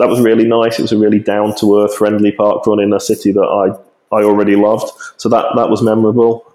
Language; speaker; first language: English; native; English